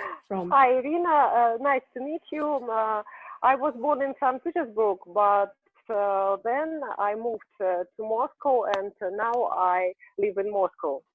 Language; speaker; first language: English; non-native, learner; Russian